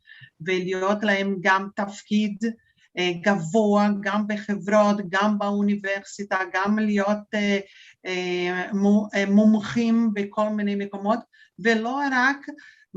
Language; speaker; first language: Hebrew; non-native, fluent; Portuguese